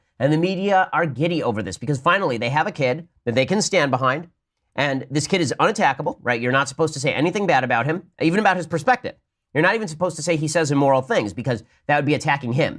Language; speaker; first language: English; native; English